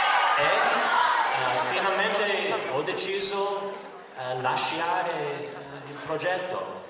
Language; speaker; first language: Italian; non-native, learner; English